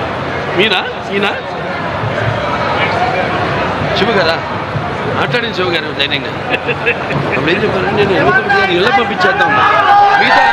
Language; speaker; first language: Telugu; native; Telugu